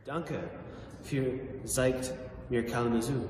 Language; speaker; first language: German; non-native, learner; English